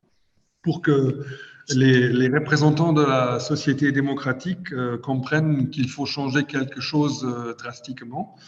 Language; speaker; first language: French; non-native, fluent; German